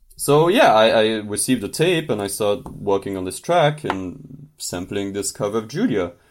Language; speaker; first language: English; non-native, fluent; French